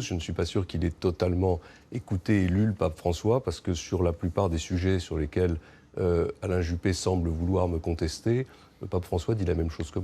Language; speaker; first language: French; native; French